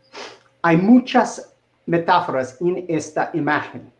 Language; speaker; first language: Spanish; non-native, learner; English